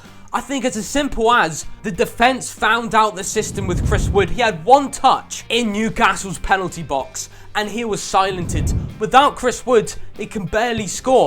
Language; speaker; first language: English; native; English